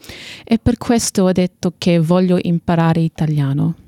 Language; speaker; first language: Italian; non-native, fluent; English